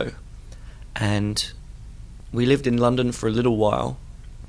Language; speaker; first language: English; native; English